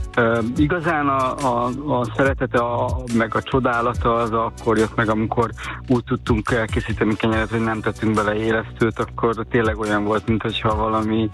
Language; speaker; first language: Hungarian; native; Hungarian